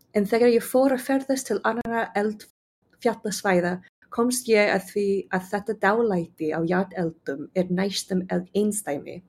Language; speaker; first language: Icelandic; non-native, fluent; English